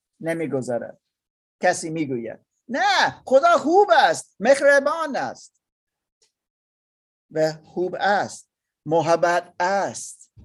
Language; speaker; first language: Persian; non-native, learner; English